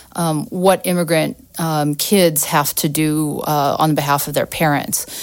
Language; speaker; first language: English; native; English